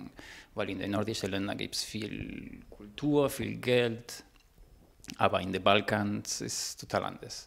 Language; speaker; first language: German; non-native, fluent; Spanish